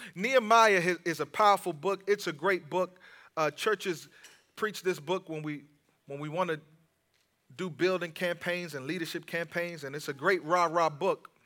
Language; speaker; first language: English; native; English